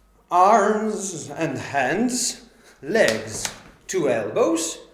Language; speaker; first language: English; non-native, fluent; Polish